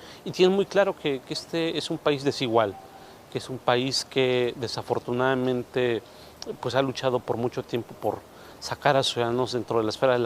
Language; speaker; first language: Spanish; native; Spanish